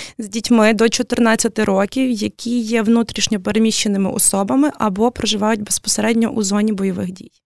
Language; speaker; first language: Ukrainian; native; Ukrainian